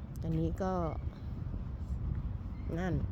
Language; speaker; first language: Thai; native; Thai